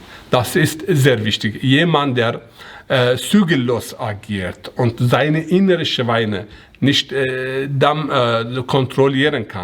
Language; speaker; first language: German; non-native, learner; Persian